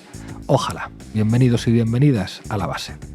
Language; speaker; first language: Spanish; native; Spanish